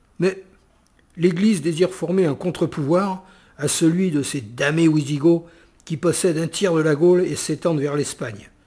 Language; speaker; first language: French; native; French